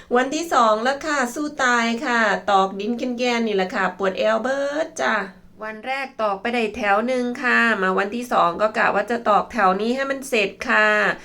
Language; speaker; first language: Thai; native; Thai